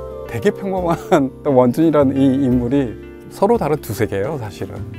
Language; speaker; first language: Korean; native; Korean